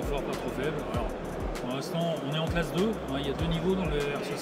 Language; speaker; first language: French; native; French